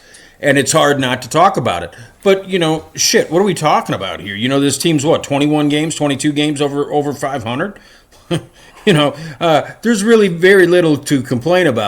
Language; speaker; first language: English; native; English